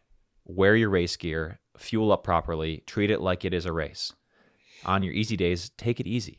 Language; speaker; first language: English; native; English